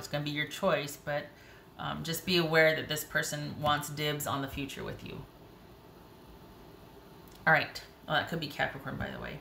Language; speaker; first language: English; native; English